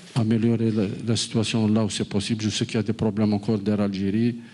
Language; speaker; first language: French; non-native, local second language; Arabic